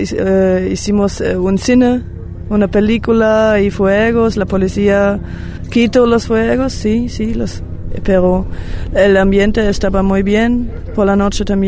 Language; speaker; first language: Spanish; non-native, learner; German